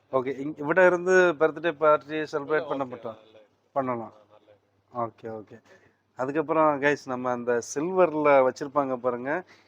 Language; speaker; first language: Tamil; native; Tamil